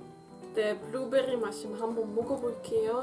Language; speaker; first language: Korean; non-native, fluent; Dutch